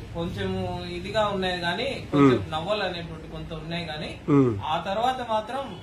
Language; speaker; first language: Telugu; native; Telugu